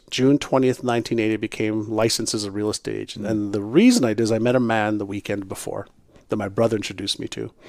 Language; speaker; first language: English; non-native, fluent; Hebrew